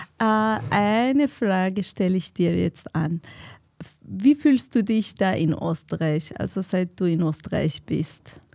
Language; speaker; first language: German; non-native, fluent; Kurdish